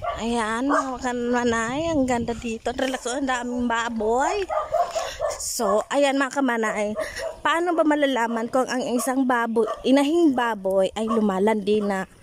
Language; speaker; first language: Filipino; non-native, local second language; Bikol